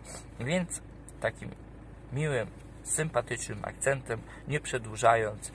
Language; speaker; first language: Polish; native; Polish